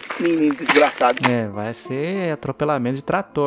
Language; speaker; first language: Portuguese; native; Portuguese